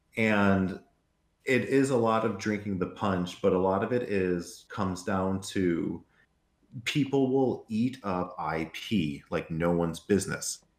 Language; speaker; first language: English; native; English